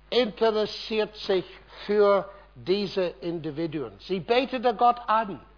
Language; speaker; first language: German; non-native, fluent; English